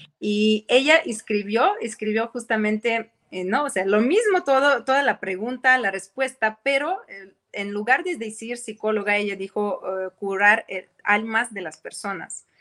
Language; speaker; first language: Spanish; non-native, fluent; Ukrainian